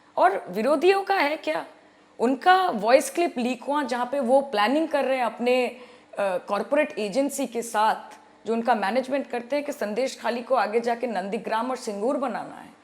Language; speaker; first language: Hindi; non-native, local second language; Bangla